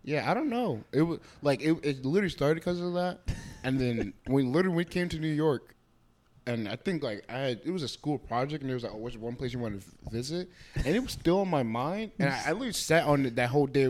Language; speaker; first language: English; native; English